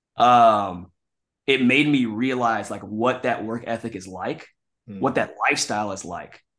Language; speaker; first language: English; native; English